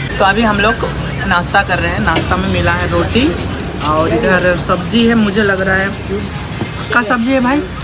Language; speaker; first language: Hindi; non-native, local second language; Sadri